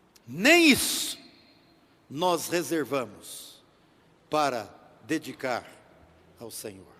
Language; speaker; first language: Portuguese; native; Portuguese